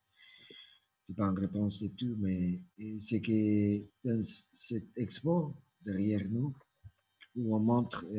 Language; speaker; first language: French; non-native, fluent; Spanish